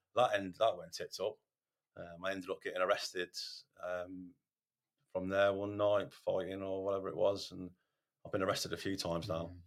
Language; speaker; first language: English; native; English